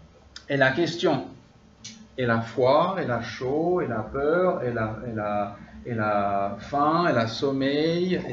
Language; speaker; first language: French; non-native, fluent; English